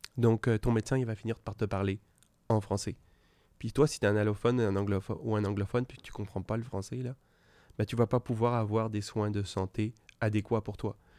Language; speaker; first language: French; native; French